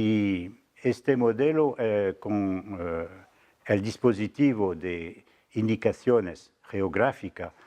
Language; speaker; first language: Spanish; non-native, fluent; French